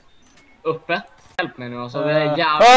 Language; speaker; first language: Swedish; native; Swedish